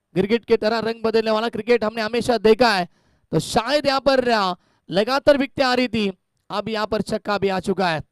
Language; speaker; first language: Hindi; non-native, local second language; Marathi